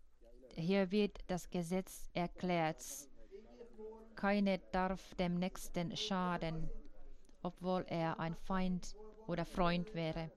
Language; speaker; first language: German; non-native, fluent; Finnish